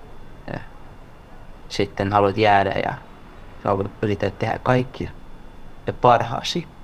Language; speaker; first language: Finnish; non-native, learner; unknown